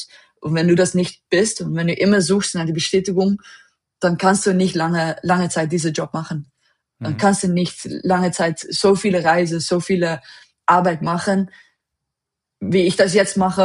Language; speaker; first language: German; non-native, fluent; Dutch